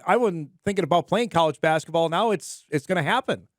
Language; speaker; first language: English; native; English